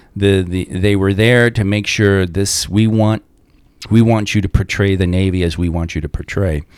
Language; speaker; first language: English; native; English